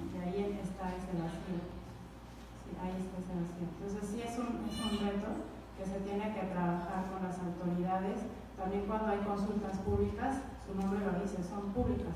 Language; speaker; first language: Spanish; native; Spanish